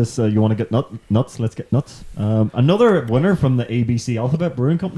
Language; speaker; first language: English; native; English